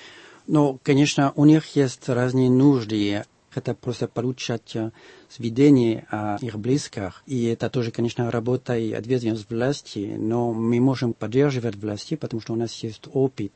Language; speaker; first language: Russian; non-native, fluent; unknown